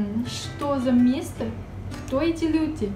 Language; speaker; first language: Russian; non-native, fluent; Chinese